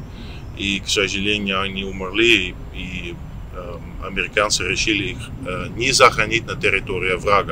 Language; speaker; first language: Russian; non-native, learner; Dutch